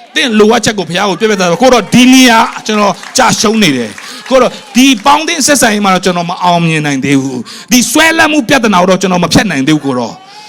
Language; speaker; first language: Burmese; non-native, local second language; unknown